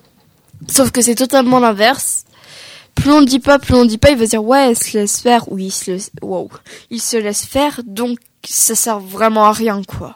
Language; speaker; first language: French; native; French